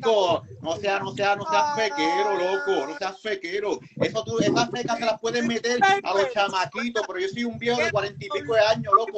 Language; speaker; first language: Spanish; native; Spanish